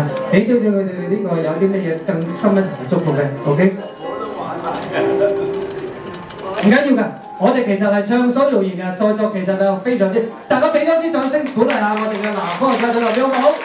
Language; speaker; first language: Cantonese; native; Cantonese